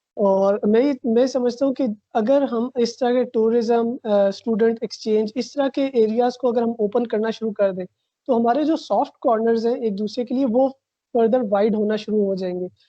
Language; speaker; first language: Urdu; non-native, local second language; Punjabi